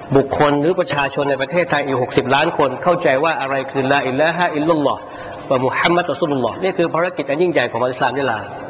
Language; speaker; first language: Thai; non-native, local second language; Pattani Malay